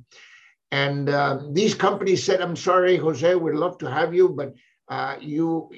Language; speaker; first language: English; non-native, fluent; Spanish